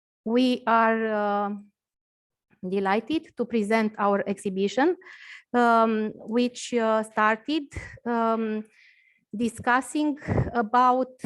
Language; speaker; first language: English; non-native, learner; Romanian